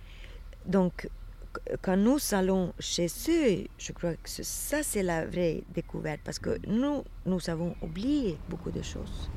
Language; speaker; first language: French; non-native, fluent; Swedish